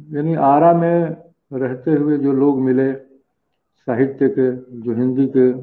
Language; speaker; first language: Hindi; native; Hindi